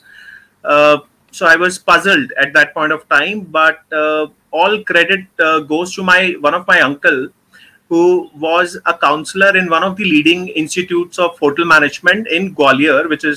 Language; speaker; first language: English; non-native, local second language; Hindi